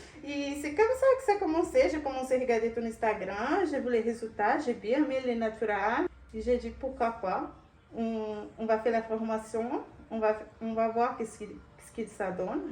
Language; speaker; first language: French; non-native, learner; Portuguese